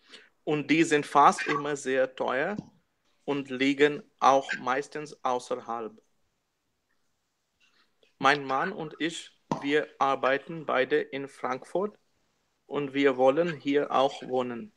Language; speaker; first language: German; non-native, learner; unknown